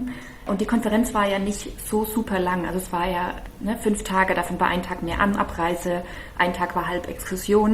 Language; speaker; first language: German; native; German